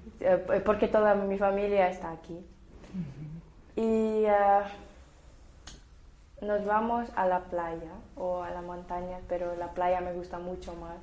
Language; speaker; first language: Spanish; non-native, learner; Bulgarian